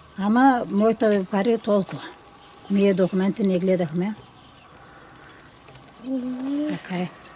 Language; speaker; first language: Bulgarian; non-native, local second language; Turkish